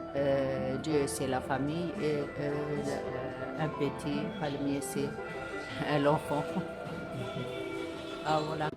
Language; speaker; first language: French; non-native, local second language; Arabic